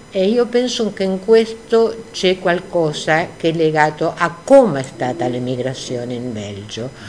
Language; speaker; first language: Italian; non-native, fluent; Spanish